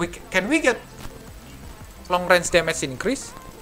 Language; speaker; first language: English; non-native, fluent; Indonesian